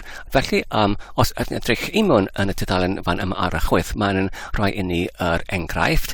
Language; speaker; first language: Welsh; non-native, fluent; English